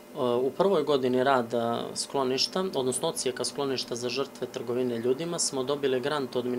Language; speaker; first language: Serbian; native; Serbian